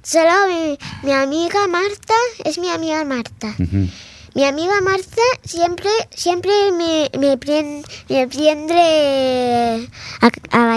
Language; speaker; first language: Spanish; early bilingual, other home language; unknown